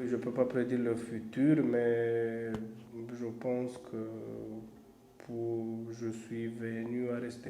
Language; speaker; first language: French; non-native, fluent; Romanian